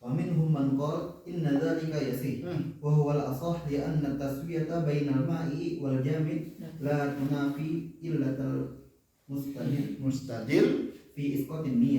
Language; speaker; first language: Arabic; non-native, learner; Indonesian